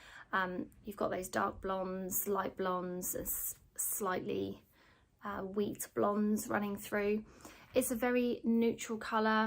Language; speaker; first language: English; native; English